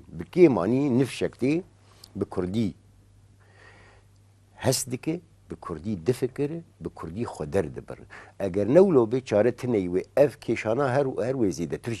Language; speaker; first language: Kurdish; native; Kurdish